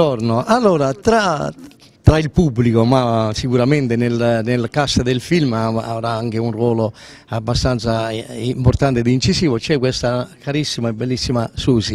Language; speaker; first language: Italian; native; Italian